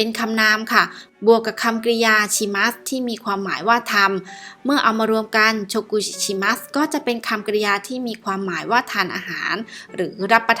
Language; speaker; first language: Thai; native; Thai